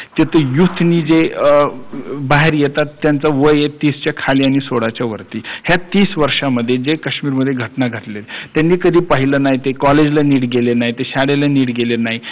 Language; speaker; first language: Marathi; non-native, fluent; Kashmiri